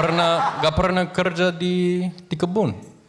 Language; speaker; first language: Indonesian; non-native, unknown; English